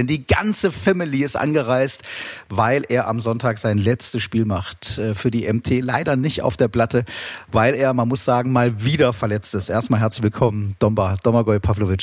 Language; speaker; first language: German; native; German